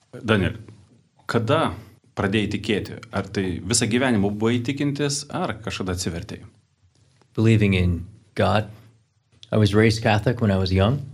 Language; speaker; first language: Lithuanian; native; Lithuanian